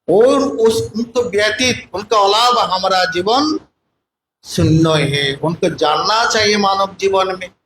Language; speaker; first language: Hindi; non-native, local second language; Bangla